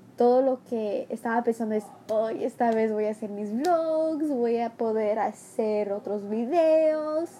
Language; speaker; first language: Spanish; early bilingual, heritage; Spanish